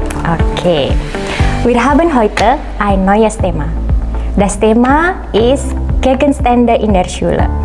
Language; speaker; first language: German; non-native, fluent; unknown